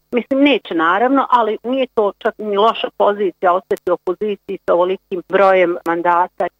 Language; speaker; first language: Bosnian; native; Bosnian